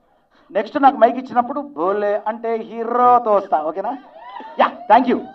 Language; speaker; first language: Telugu; native; Telugu